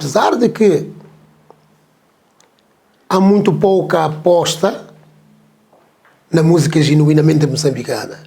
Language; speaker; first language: Portuguese; non-native, local second language; Tsonga